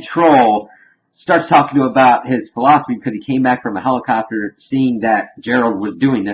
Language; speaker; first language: English; native; English